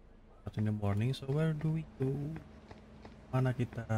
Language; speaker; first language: English; non-native, learner; Indonesian